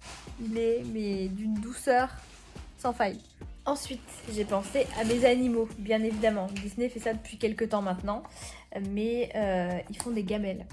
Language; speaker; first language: French; native; French